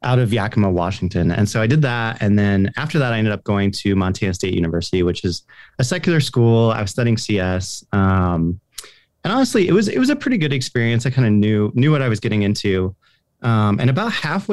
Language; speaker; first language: English; native; English